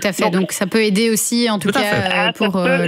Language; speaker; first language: French; native; French